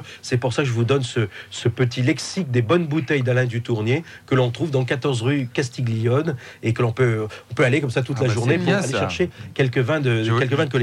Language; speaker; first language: French; native; French